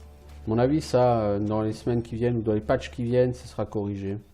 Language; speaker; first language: French; native; French